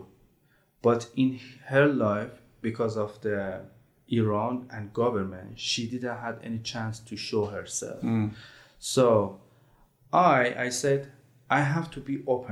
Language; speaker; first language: English; non-native, learner; Persian